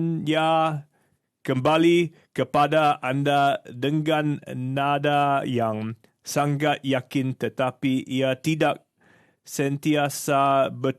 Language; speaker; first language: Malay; non-native, learner; English